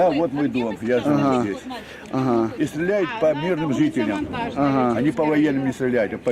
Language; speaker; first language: Russian; native; Russian